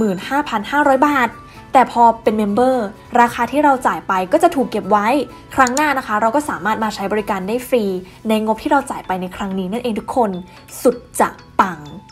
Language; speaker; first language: Thai; native; Thai